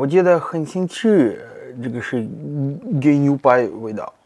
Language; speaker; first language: Chinese; non-native, learner; Russian